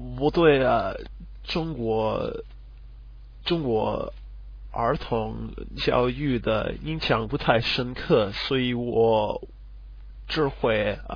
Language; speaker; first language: Chinese; non-native, learner; English